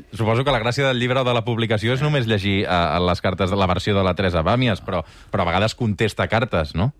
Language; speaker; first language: Catalan; native; Catalan